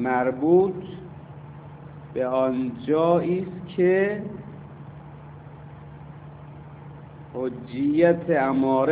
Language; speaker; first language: Persian; native; Persian